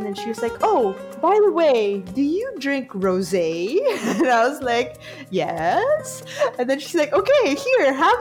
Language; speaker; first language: English; non-native, local second language; Filipino